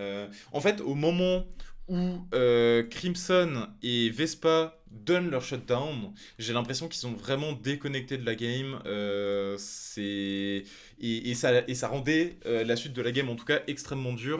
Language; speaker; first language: French; native; French